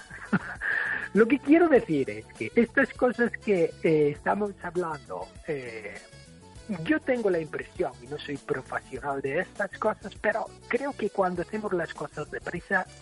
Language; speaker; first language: Spanish; non-native, fluent; English